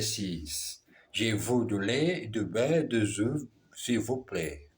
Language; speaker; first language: French; non-native, learner; Portuguese